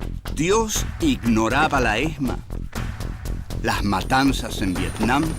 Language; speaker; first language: Spanish; native; Spanish